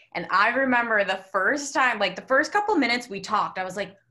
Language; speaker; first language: English; native; English